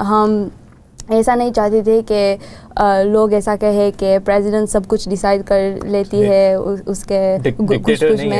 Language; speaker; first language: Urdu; non-native, learner; Gujarati